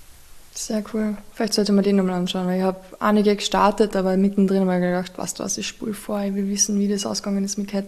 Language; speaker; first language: German; native; German